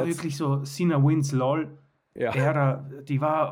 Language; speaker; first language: German; native; German